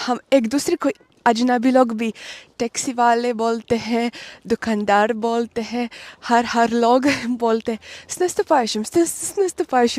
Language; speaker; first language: Hindi; non-native, fluent; Russian